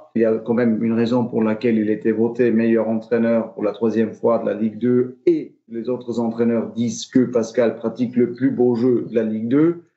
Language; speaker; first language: French; native; French